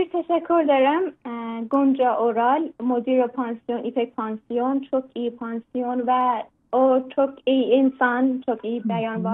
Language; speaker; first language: Turkish; non-native, learner; Persian